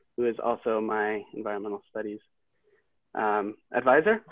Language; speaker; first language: English; native; English